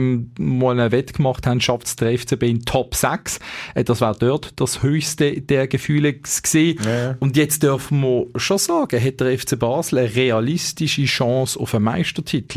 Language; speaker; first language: German; native; German